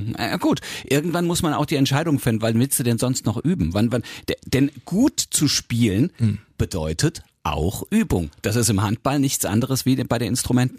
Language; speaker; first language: German; native; German